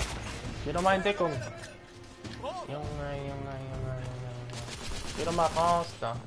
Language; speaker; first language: German; native; German